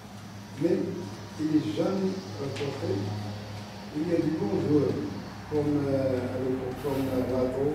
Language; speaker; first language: French; non-native, learner; Arabic